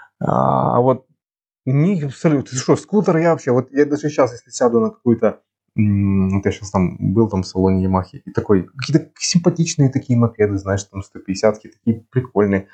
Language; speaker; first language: Russian; native; Russian